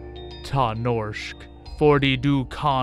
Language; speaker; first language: Norwegian; non-native, learner; English